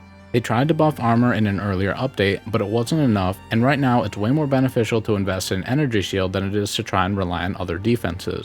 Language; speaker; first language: English; native; English